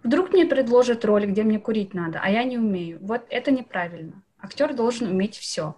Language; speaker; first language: Russian; non-native, learner; Japanese